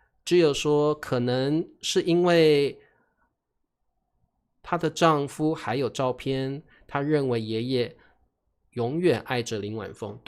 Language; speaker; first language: Chinese; native; Chinese